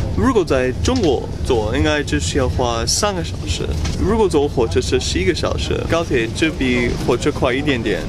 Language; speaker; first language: Chinese; non-native, learner; English